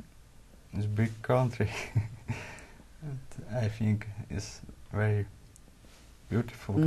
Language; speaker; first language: English; non-native, learner; Latvian